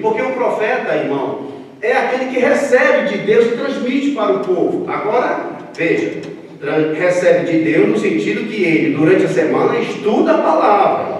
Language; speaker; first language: Portuguese; native; Portuguese